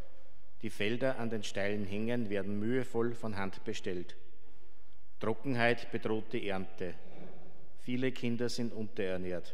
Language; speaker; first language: German; native; German